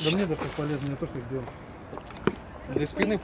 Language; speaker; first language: Russian; native; Russian